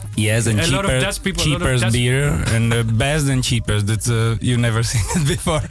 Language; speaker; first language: English; non-native, fluent; Czech